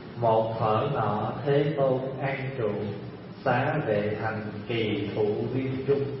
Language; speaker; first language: Vietnamese; early bilingual, heritage; Vietnamese